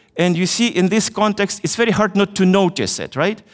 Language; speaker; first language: English; non-native, fluent; Russian